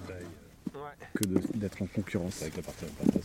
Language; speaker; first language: French; native; French